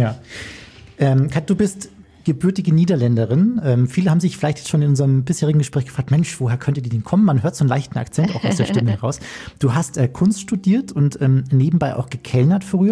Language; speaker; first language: German; native; German